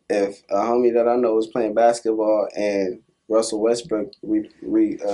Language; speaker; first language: English; native; English